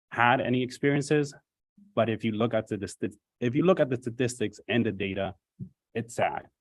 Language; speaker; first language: English; native; English